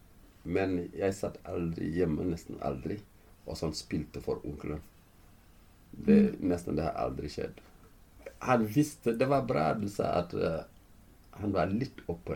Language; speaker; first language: Norwegian; non-native, fluent; Fula